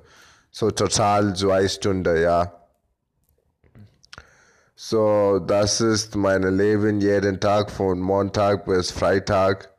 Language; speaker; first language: German; non-native, learner; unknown